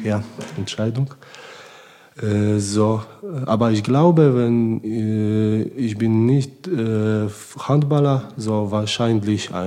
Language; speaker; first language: German; non-native, learner; Polish